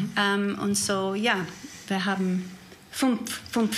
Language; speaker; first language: German; non-native, learner; English